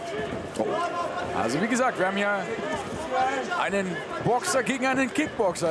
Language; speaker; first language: German; native; German